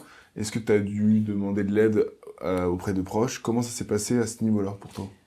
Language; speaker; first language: French; native; French